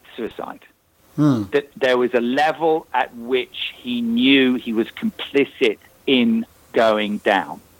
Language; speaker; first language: English; native; English